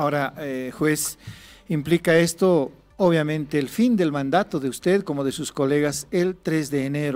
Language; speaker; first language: Spanish; native; Spanish